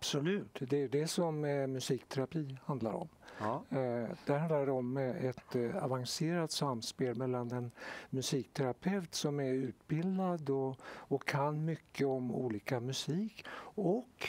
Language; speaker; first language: Swedish; native; Swedish